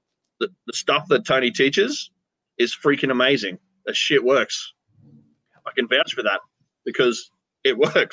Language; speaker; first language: English; native; English